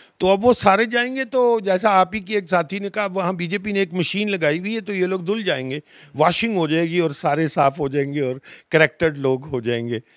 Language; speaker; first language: Hindi; non-native, local second language; Dogri